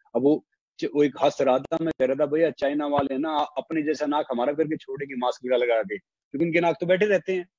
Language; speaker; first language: Hindi; native; Hindi